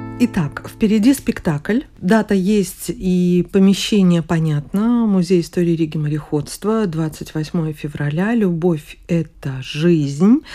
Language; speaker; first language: Russian; native; Russian